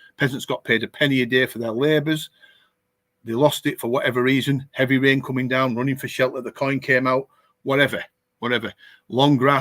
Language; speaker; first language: English; native; English